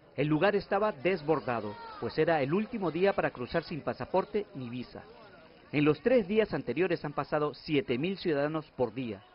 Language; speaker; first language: Spanish; native; Spanish